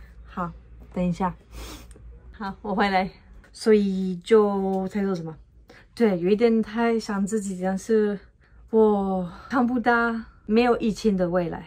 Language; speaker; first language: Chinese; non-native, fluent; French